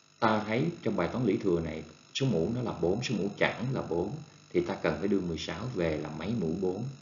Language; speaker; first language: Vietnamese; native; Vietnamese